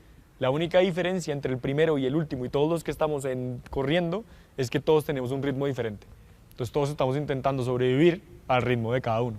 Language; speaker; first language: Spanish; native; Spanish